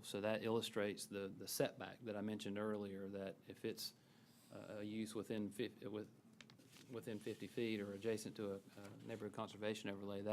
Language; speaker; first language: English; native; English